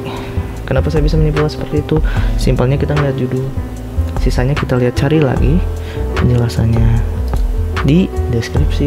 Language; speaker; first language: Indonesian; native; Indonesian